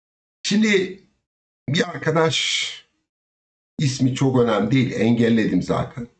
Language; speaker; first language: Turkish; native; Turkish